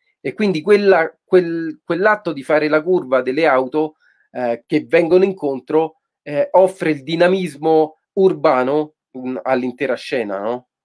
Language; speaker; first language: Italian; native; Italian